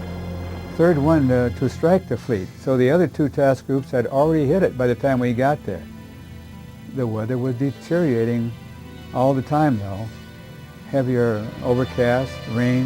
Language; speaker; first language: English; native; English